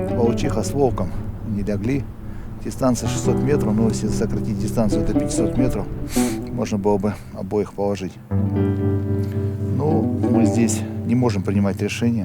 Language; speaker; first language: Russian; native; Russian